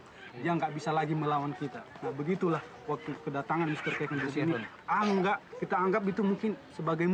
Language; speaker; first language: Indonesian; native; Indonesian